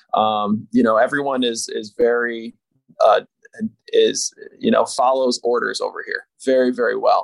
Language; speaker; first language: English; native; English